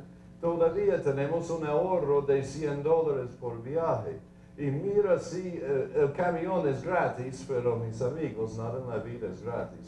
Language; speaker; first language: Spanish; non-native, fluent; English